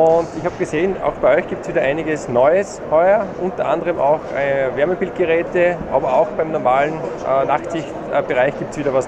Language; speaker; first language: German; native; German